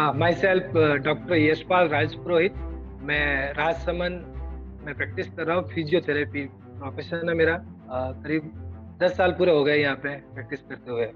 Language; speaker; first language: Hindi; native; Hindi